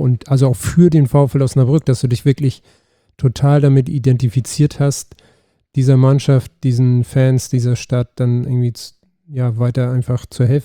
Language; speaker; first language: German; native; German